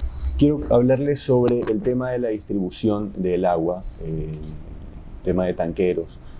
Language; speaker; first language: Spanish; native; Spanish